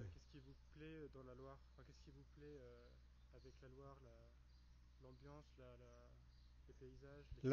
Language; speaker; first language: French; native; French